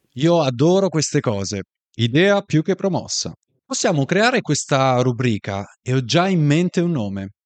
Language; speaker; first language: Italian; native; Italian